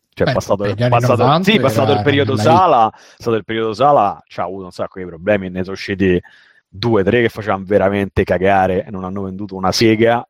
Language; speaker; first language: Italian; native; Italian